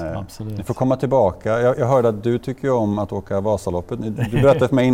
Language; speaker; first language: Swedish; native; Swedish